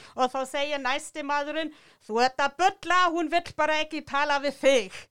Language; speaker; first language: Icelandic; non-native, fluent; German